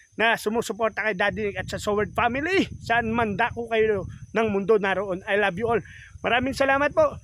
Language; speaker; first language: Filipino; native; Filipino